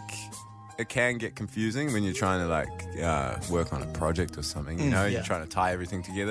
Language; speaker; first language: English; native; English